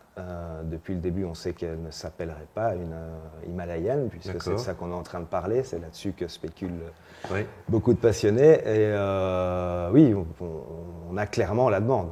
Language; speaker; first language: French; native; French